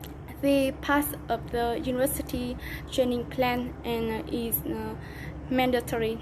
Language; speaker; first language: English; non-native, learner; Vietnamese